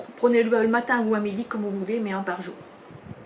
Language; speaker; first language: French; native; French